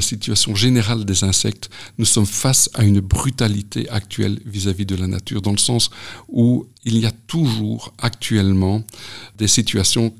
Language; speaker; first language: French; native; French